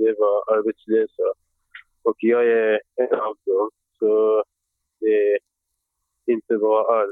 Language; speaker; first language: Swedish; non-native, fluent; Persian